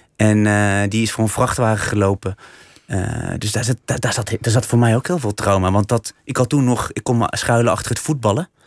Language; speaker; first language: Dutch; native; Dutch